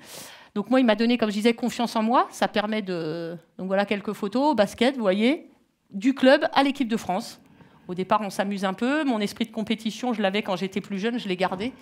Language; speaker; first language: French; native; French